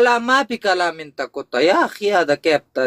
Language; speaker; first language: Arabic; non-native, learner; Pashto